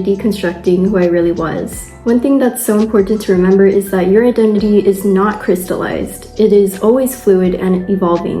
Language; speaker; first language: English; native; English